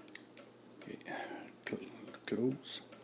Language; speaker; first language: English; non-native, learner; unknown